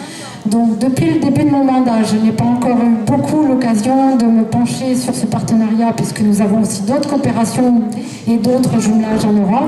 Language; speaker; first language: French; native; French